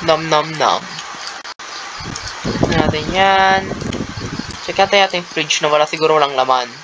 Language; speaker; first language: Filipino; native; Filipino